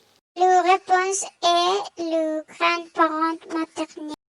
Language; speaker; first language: French; non-native, learner; Spanish